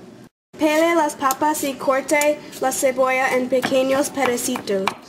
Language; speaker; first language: Spanish; non-native, learner; English